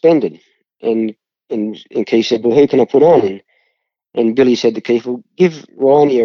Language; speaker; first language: English; native; English